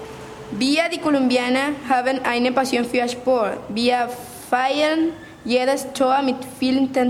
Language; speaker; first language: German; non-native, learner; Spanish